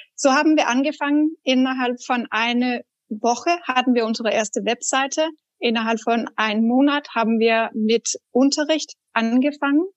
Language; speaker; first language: German; non-native, fluent; Danish